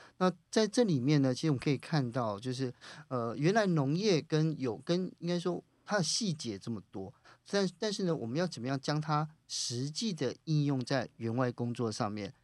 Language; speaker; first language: Chinese; native; Chinese